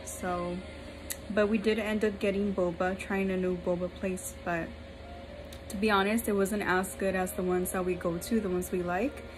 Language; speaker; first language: English; early bilingual, other home language; Spanish